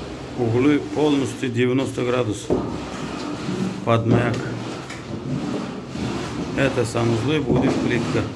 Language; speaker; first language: Russian; non-native, learner; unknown